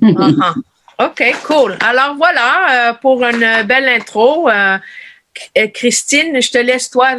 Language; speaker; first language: French; native; French